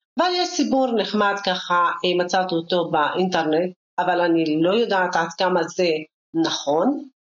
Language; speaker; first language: Hebrew; non-native, local second language; Arabic